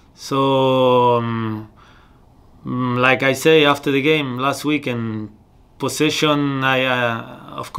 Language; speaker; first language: English; non-native, fluent; Spanish